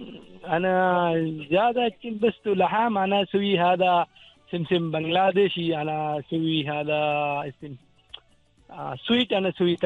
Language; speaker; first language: Arabic; non-native, learner; Bangla